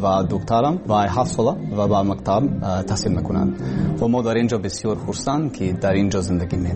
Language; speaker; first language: Persian; non-native, learner; English